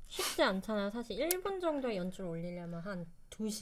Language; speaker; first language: Korean; native; Korean